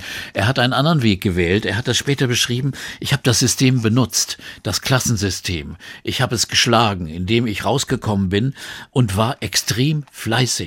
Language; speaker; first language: German; native; German